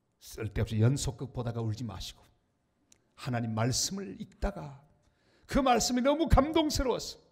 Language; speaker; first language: Korean; native; Korean